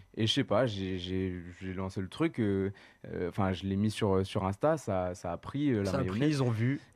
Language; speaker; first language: French; native; French